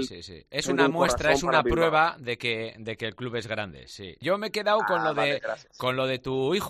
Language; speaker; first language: Spanish; native; Spanish